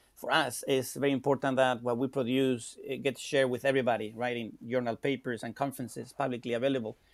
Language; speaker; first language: English; non-native, fluent; Spanish